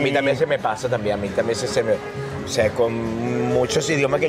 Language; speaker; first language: Spanish; native; Spanish